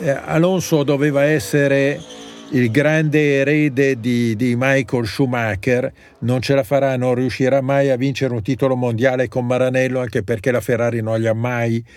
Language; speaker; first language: Italian; native; Italian